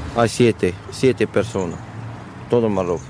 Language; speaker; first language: Spanish; non-native, learner; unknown